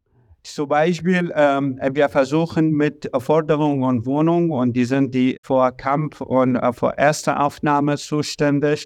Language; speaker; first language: German; non-native, learner; Arabic